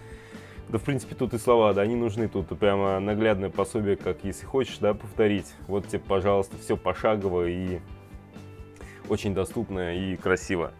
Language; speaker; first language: Russian; native; Russian